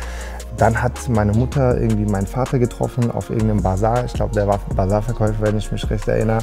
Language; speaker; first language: German; early bilingual, other home language; Turkish